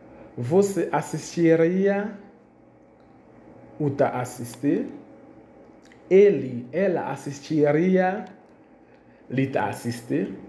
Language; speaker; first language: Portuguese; non-native, fluent; Haitian Creole